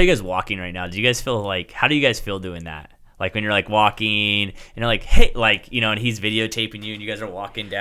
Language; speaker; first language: English; native; English